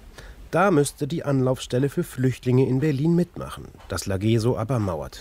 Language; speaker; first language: German; native; German